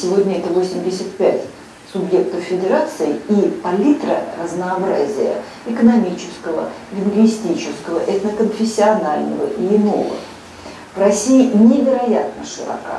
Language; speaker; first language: Russian; native; Russian